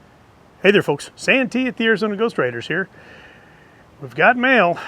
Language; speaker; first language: English; native; English